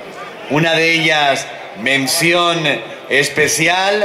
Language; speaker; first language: Spanish; native; Spanish